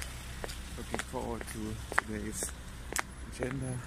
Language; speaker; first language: English; non-native, fluent; German